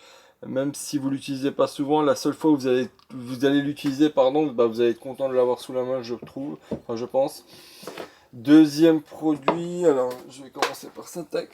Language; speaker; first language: French; native; French